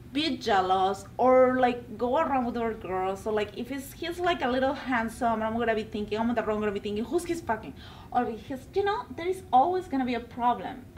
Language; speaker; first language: English; non-native, fluent; Spanish